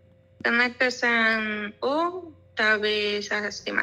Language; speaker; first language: Japanese; non-native, learner; Spanish